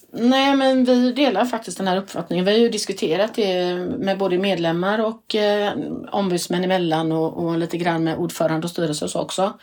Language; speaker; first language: Swedish; native; Swedish